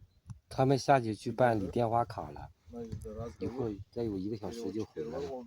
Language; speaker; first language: Chinese; native; Chinese